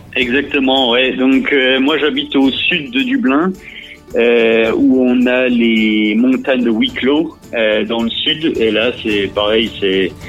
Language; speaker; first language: French; native; French